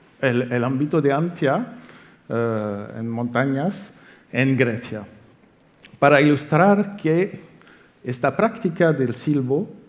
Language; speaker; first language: Spanish; non-native, fluent; French